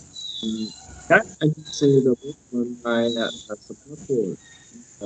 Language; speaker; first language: English; non-native, learner; Vietnamese